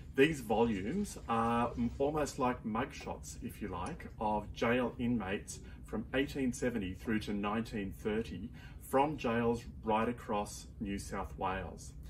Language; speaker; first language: English; native; English